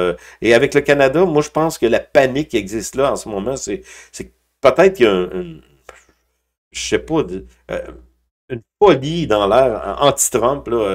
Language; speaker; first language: French; native; French